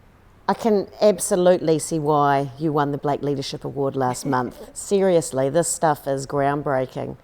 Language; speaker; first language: English; native; English